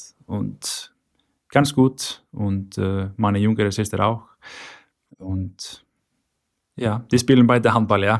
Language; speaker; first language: German; non-native, learner; Icelandic